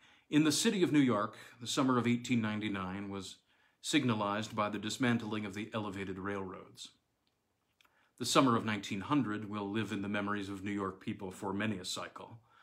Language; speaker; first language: English; native; English